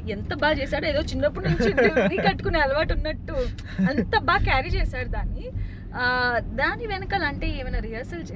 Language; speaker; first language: Telugu; native; Telugu